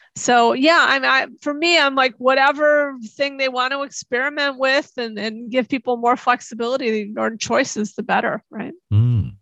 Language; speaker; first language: English; native; English